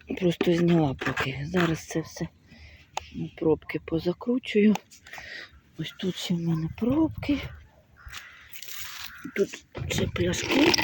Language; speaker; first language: Ukrainian; native; Ukrainian